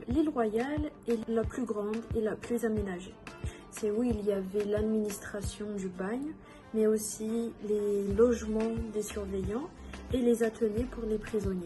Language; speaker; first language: French; native; French